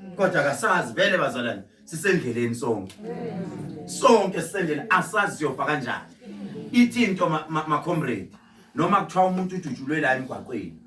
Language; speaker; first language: Zulu; native; Zulu